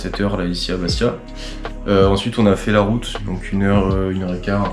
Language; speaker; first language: French; native; French